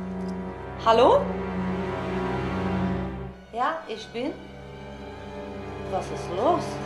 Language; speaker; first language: German; non-native, learner; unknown